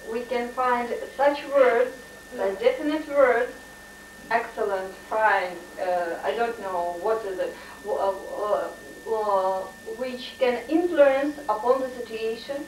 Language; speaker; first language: English; non-native, learner; Russian